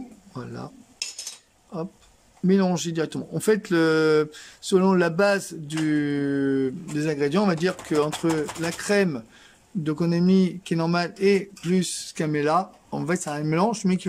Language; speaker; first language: French; native; French